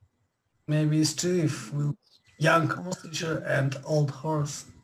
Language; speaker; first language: English; non-native, learner; Russian